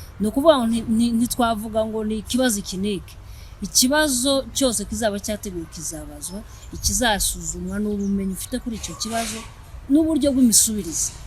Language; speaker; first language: Kinyarwanda; native; Kinyarwanda